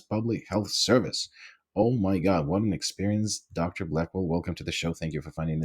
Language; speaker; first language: English; non-native, fluent; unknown